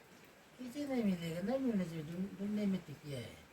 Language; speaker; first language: Hindi; non-native, local second language; Mizo